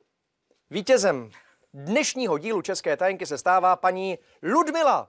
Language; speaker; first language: Czech; native; Czech